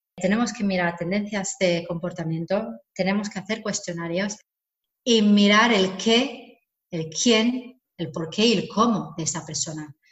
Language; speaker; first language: Spanish; non-native, fluent; English